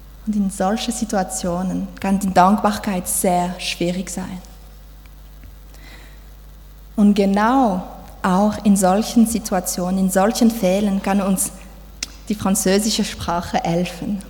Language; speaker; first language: German; non-native, fluent; French